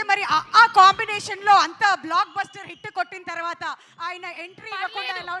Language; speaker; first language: Telugu; native; Telugu